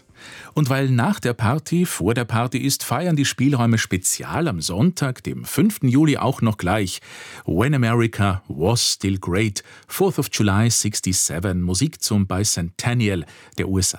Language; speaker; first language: German; native; German